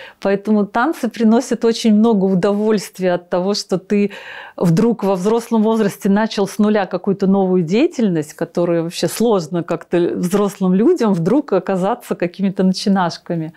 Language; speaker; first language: Russian; native; Russian